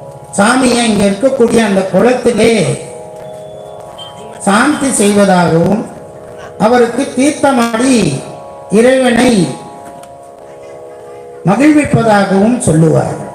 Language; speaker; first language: Tamil; native; Tamil